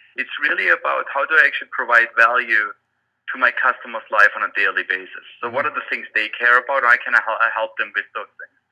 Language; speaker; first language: English; non-native, fluent; German